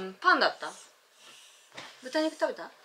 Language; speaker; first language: Japanese; native; Japanese